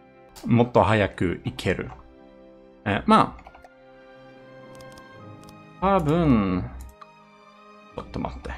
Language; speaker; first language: Japanese; non-native, learner; Swedish